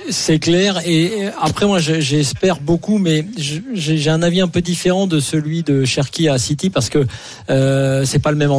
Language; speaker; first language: French; native; French